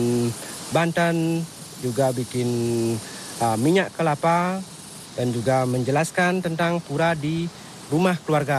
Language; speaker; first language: Indonesian; non-native, local second language; Balinese